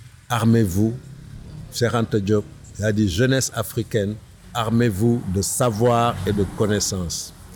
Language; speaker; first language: French; non-native, local second language; Wolof